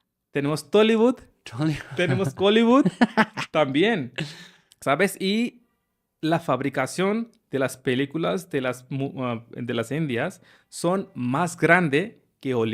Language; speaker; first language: Spanish; non-native, fluent; Hindi